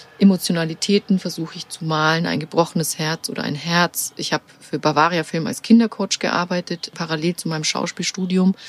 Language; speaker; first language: German; native; German